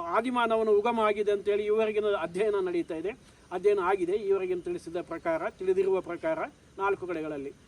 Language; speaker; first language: Kannada; non-native, local second language; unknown